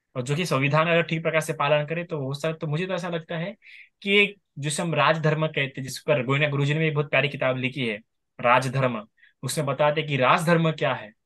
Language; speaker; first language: Hindi; non-native, local second language; Marathi